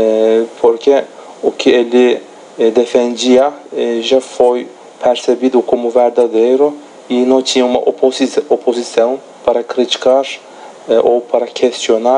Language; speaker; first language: Portuguese; non-native, fluent; Turkish